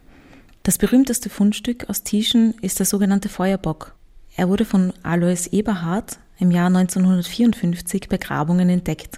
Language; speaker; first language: German; native; German